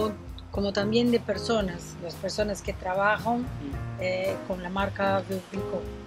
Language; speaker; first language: Spanish; non-native, fluent; Portuguese